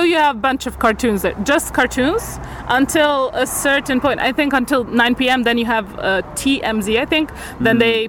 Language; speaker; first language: English; non-native, fluent; Croatian